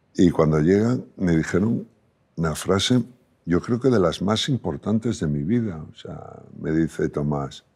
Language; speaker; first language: Spanish; native; Spanish